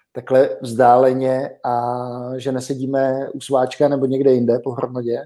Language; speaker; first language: Czech; native; Czech